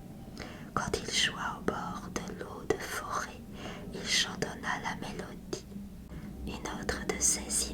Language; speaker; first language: French; native; French